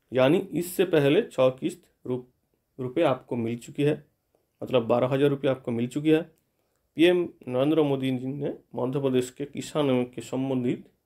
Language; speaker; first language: Hindi; non-native, local second language; Bangla